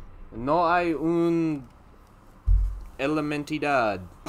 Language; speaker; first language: Spanish; non-native, learner; English